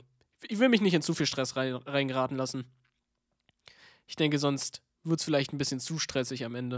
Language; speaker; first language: German; native; German